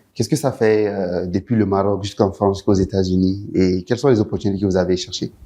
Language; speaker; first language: French; non-native, local second language; Hausa